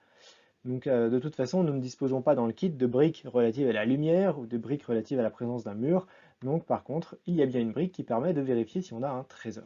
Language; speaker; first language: French; native; French